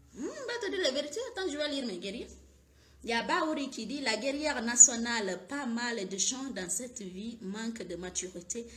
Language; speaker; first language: French; non-native, local second language; Fula